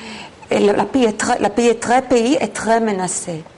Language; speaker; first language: French; non-native, fluent; Hebrew